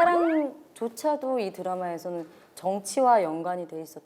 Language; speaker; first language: Korean; native; Korean